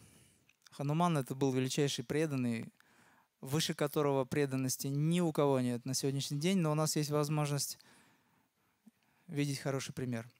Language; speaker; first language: Russian; native; Russian